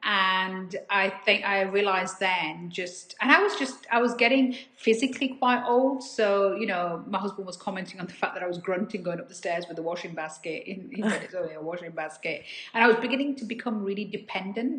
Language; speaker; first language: English; native; English